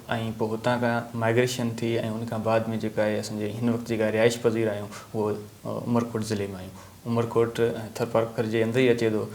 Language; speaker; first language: Sindhi; non-native, local second language; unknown